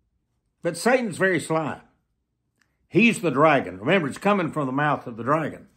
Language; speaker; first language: English; native; English